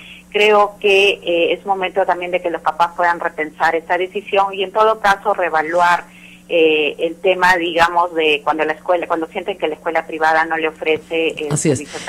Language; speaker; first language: Spanish; native; Spanish